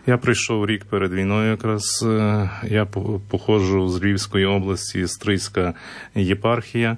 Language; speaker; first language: Slovak; non-native, learner; Ukrainian